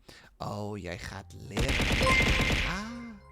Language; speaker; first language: Dutch; non-native, learner; English